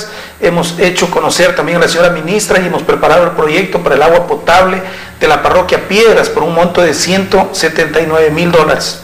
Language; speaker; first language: Spanish; native; Spanish